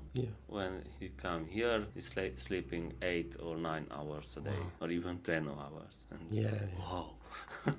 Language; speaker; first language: English; non-native, learner; Hungarian